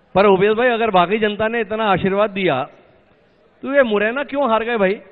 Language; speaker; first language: Hindi; native; Hindi